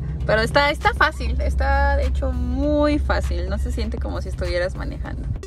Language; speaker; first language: Spanish; native; Spanish